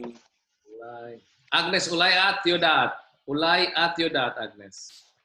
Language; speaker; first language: Hebrew; non-native, fluent; Indonesian